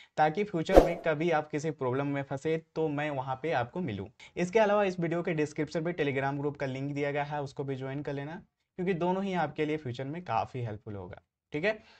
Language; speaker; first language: Hindi; native; Hindi